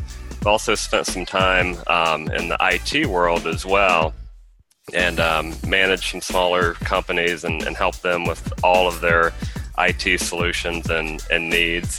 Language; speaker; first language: English; native; English